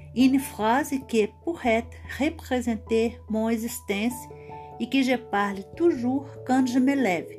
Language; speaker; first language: French; non-native, learner; Portuguese